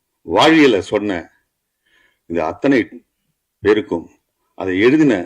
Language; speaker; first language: Tamil; native; Tamil